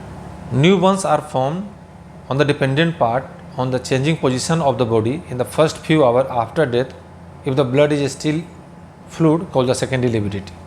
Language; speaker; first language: English; non-native, local second language; Hindi